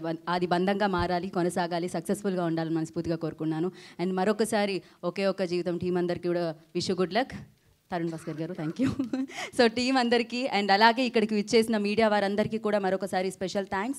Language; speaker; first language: Telugu; native; Telugu